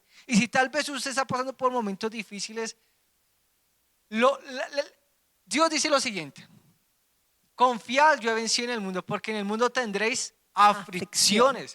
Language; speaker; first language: Spanish; native; Spanish